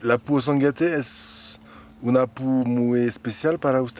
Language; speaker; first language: Spanish; non-native, learner; French